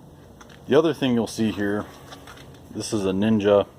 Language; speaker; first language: English; native; English